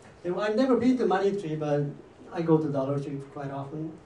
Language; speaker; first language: English; non-native, fluent; Japanese